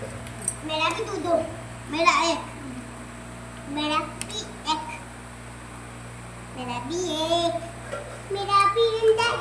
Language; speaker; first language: Hindi; non-native, local second language; Odia